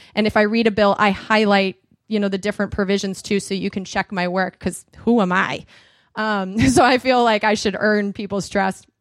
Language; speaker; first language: English; native; English